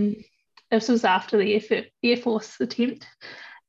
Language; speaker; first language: English; native; English